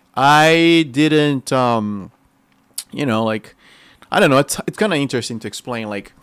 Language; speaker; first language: English; non-native, fluent; Portuguese